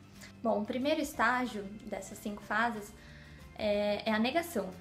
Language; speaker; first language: Portuguese; native; Portuguese